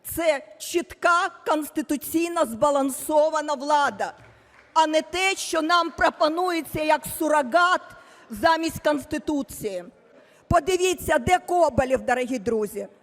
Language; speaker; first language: Ukrainian; non-native, local second language; Russian